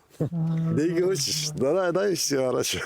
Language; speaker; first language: Russian; non-native, learner; Turkish